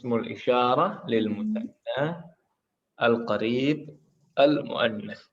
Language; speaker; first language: Arabic; non-native, fluent; Indonesian